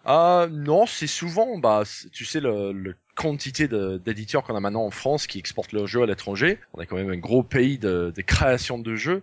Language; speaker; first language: French; non-native, fluent; English